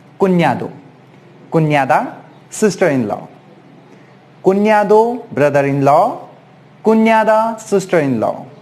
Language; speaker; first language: Spanish; non-native, fluent; Hindi